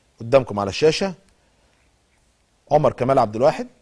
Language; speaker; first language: Arabic; native; Arabic